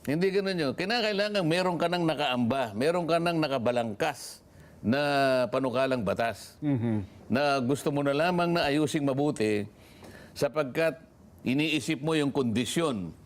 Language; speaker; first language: Filipino; native; Filipino